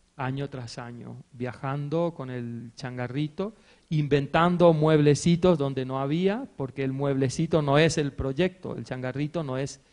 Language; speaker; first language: Spanish; native; Spanish